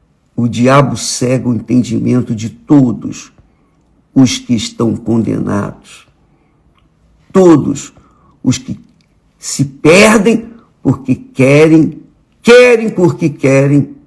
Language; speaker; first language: Portuguese; native; Portuguese